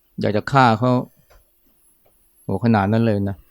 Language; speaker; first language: Thai; native; Thai